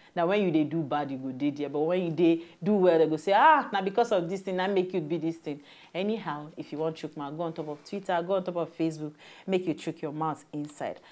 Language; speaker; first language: Nigerian Pidgin; native; Nigerian Pidgin